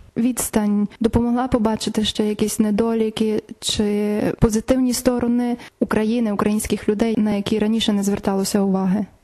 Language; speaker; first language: Ukrainian; native; Ukrainian